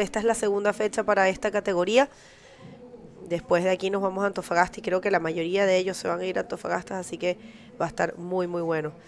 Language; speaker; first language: Spanish; native; Spanish